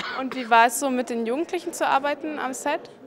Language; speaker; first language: German; native; German